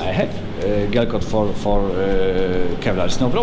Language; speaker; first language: English; non-native, learner; Czech